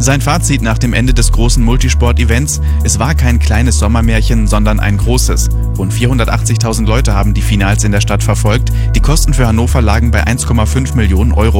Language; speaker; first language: German; native; German